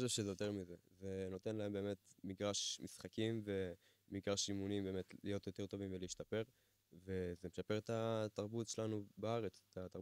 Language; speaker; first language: Hebrew; native; Hebrew